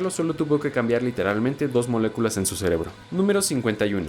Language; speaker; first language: Spanish; native; Spanish